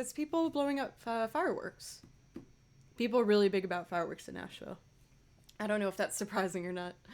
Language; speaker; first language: English; native; English